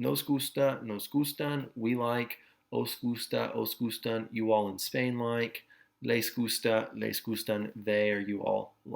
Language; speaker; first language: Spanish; non-native, fluent; English